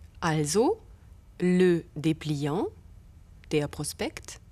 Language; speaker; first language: French; non-native, fluent; German